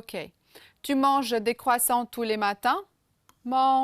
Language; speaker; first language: French; non-native, fluent; Romanian